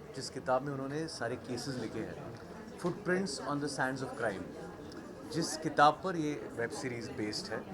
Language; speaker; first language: Hindi; non-native, local second language; Marathi